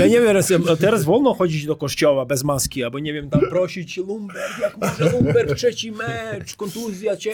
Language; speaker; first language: Polish; non-native, learner; Croatian